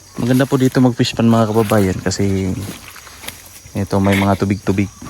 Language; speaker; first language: Filipino; non-native, local second language; Cebuano